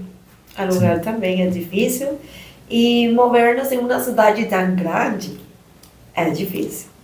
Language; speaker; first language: Portuguese; non-native, learner; Spanish